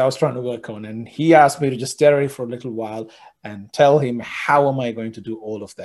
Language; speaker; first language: English; non-native, local second language; Sinhala